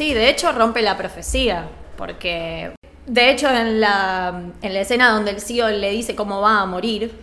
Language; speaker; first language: Spanish; native; Spanish